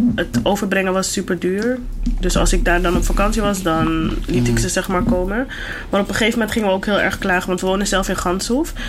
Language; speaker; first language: Dutch; native; Dutch